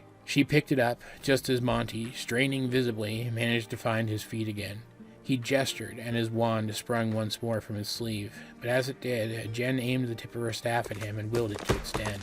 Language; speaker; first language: English; native; English